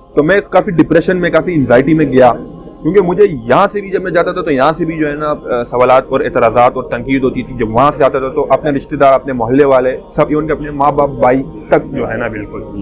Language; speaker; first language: Urdu; non-native, local second language; Pashto